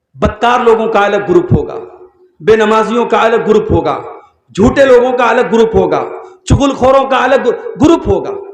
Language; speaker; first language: Urdu; native; Urdu